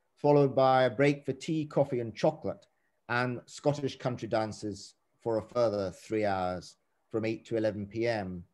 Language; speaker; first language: English; native; English